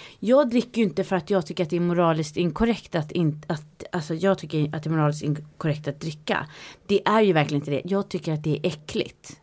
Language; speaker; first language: Swedish; native; Swedish